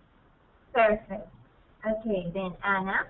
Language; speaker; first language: English; non-native, fluent; Spanish